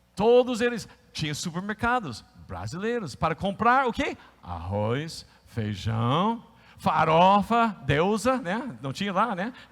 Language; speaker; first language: Portuguese; non-native, fluent; English